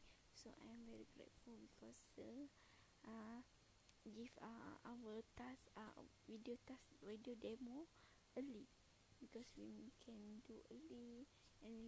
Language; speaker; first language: English; non-native, learner; Malay